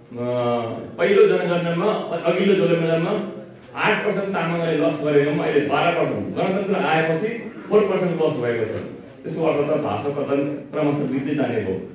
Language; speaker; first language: Nepali; non-native, local second language; Eastern Tamang